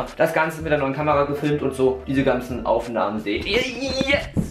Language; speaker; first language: German; native; German